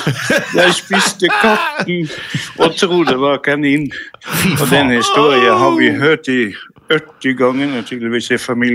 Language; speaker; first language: Norwegian; non-native, fluent; Dutch